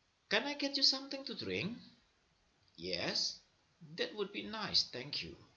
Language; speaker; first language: English; non-native, fluent; Indonesian